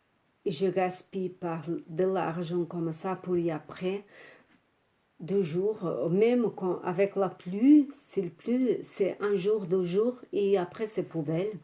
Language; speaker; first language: French; non-native, fluent; Portuguese